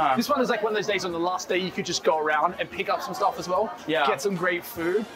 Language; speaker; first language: English; native; English